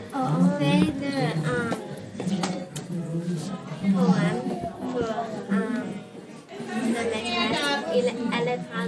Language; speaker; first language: French; non-native, fluent; English